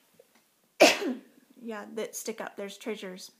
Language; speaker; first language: English; native; English